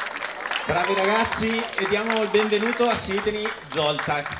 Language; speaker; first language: Italian; native; Italian